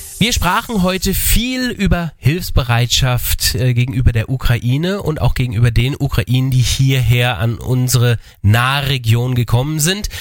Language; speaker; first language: German; native; German